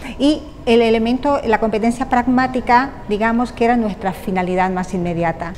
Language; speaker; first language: Spanish; native; Spanish